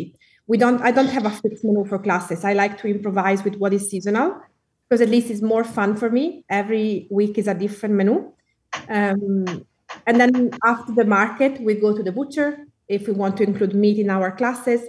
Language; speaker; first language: English; non-native, fluent; Italian